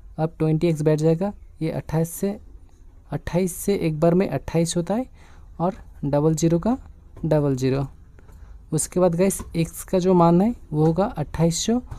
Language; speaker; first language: Hindi; non-native, local second language; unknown